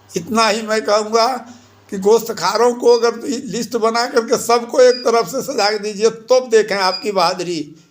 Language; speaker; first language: Hindi; native; Hindi